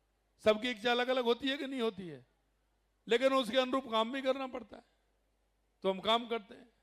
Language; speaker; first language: Hindi; native; Hindi